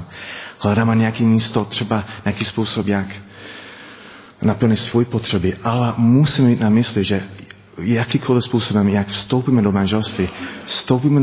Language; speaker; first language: Czech; non-native, learner; English